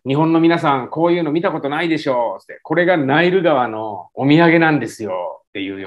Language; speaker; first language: Japanese; native; Japanese